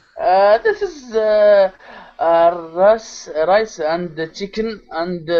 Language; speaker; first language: English; non-native, learner; Arabic